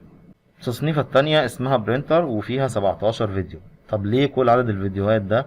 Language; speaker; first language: Arabic; native; Arabic